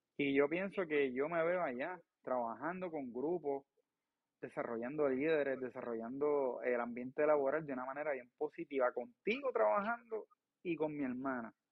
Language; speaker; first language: Spanish; native; Spanish